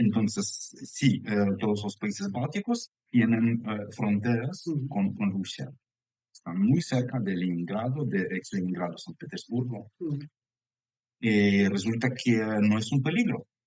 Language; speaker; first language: Spanish; non-native, fluent; Ukrainian